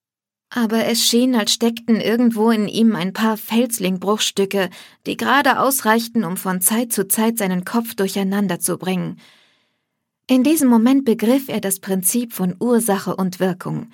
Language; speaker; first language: German; native; German